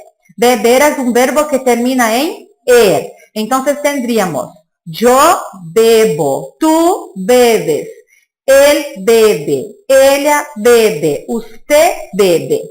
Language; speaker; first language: Spanish; non-native, fluent; Portuguese